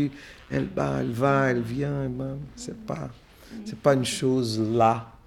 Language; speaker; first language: French; non-native, fluent; Portuguese